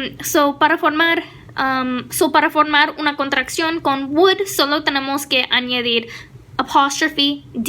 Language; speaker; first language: Spanish; non-native, fluent; English